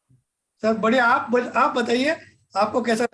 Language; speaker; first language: Hindi; native; Hindi